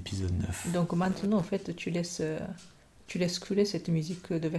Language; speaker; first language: French; non-native, fluent; Japanese